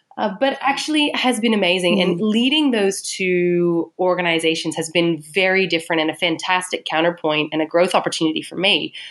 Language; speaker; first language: English; native; English